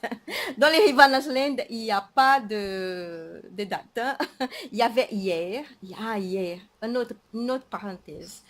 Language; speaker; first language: French; non-native, fluent; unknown